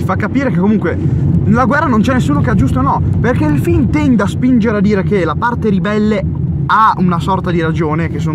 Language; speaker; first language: Italian; native; Italian